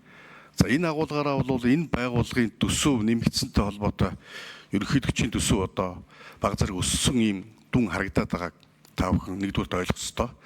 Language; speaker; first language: Mongolian; native; Mongolian